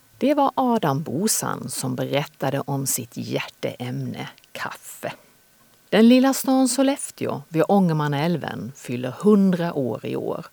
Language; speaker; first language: Swedish; native; Swedish